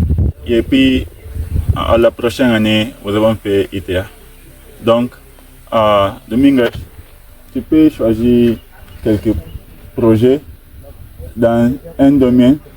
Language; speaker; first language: French; non-native, learner; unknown